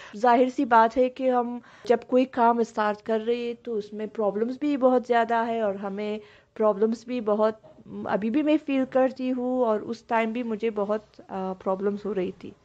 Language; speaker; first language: Hindi; non-native, fluent; Persian